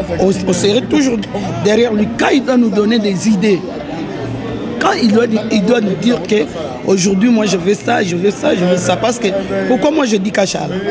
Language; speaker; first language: French; non-native, local second language; Lingala